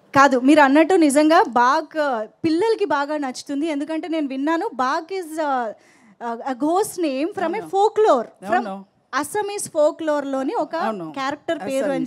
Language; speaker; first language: Telugu; native; Telugu